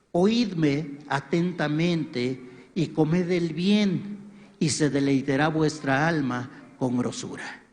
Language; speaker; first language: Spanish; native; Spanish